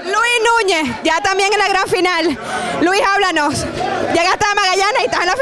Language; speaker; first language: Spanish; native; Spanish